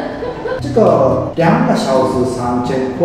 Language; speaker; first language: Chinese; non-native, fluent; Japanese